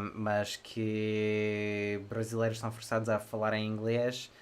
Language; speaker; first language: Portuguese; non-native, fluent; English